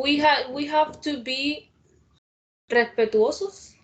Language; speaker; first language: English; non-native, learner; Spanish